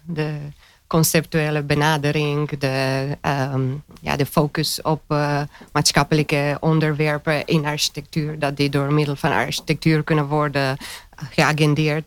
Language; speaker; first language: Dutch; non-native, fluent; Romanian